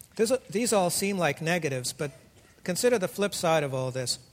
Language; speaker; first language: English; early bilingual, other home language; Russian